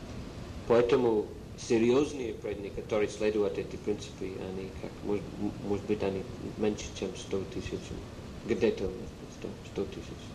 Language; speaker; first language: Russian; non-native, learner; English